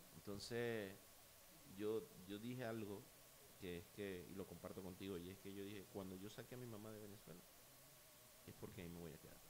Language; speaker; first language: Spanish; native; Spanish